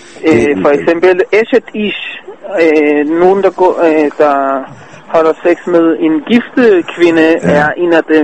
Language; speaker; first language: Danish; non-native, fluent; Hebrew